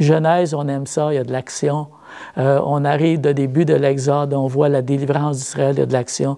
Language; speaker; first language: French; native; French